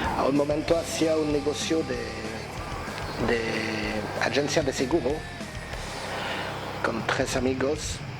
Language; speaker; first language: Spanish; non-native, learner; French